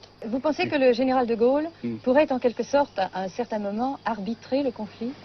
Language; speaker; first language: French; native; French